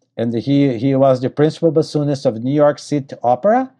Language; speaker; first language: English; non-native, fluent; Portuguese